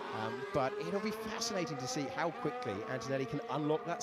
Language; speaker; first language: English; native; English